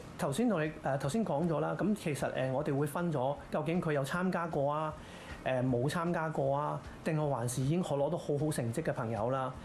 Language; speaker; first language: Cantonese; native; Cantonese